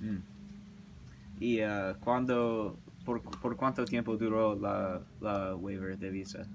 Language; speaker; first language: Spanish; early bilingual, heritage; English